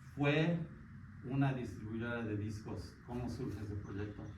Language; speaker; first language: Spanish; early bilingual, other home language; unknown